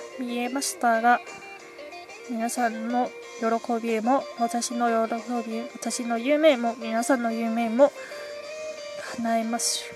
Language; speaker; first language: Japanese; non-native, learner; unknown